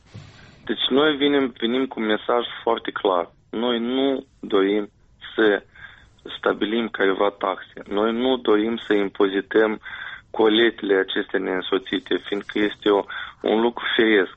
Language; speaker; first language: Romanian; native; Romanian